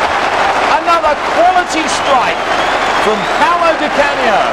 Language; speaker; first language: English; native; English